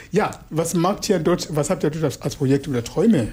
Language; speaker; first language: German; non-native, fluent; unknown